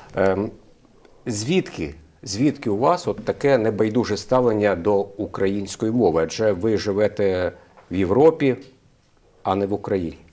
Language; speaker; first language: Ukrainian; native; Ukrainian